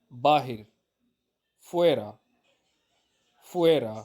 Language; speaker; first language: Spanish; non-native, fluent; Urdu